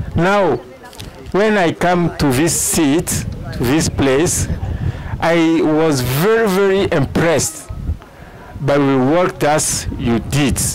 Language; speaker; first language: English; non-native, fluent; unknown